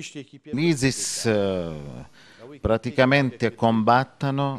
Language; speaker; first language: Italian; non-native, fluent; Kurdish